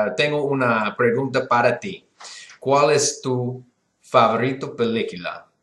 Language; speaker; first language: Spanish; non-native, learner; English